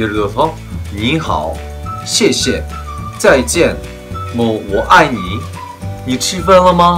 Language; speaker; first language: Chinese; non-native, fluent; Korean